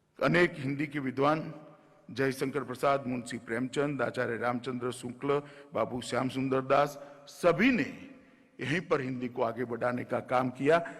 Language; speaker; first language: Hindi; non-native, local second language; Gujarati